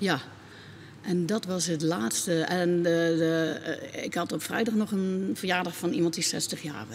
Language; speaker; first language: Dutch; native; Dutch